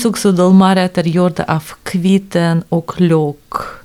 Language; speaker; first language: Swedish; non-native, fluent; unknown